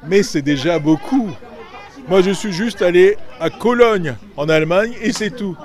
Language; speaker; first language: French; native; French